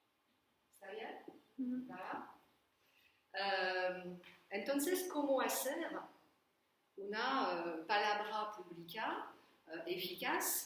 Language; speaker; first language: Spanish; non-native, learner; French